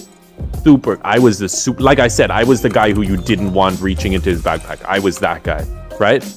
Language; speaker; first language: English; native; English